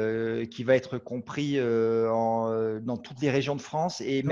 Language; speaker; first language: French; native; French